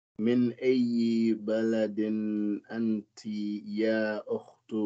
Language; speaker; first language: Arabic; non-native, learner; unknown